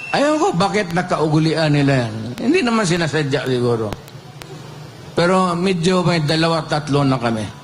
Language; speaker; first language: Filipino; non-native, local second language; Cebuano